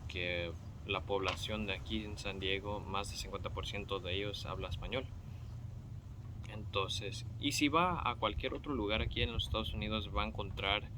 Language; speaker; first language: Spanish; early bilingual, heritage; Spanish